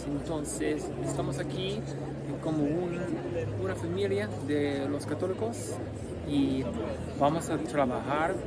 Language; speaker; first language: Spanish; non-native, learner; English